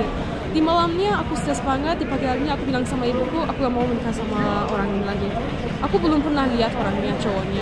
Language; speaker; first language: Indonesian; non-native, fluent; Turkish